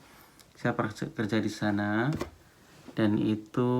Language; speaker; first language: Indonesian; non-native, local second language; Javanese